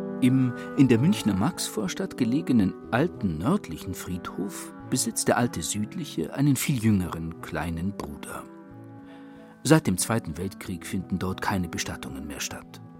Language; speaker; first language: German; native; German